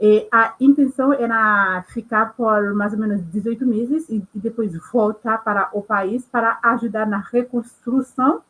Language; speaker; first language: Portuguese; non-native, local second language; Haitian Creole